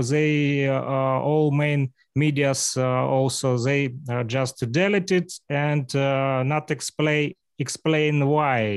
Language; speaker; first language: English; non-native, learner; Russian